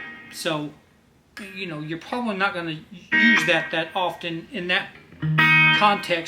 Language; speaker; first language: English; native; English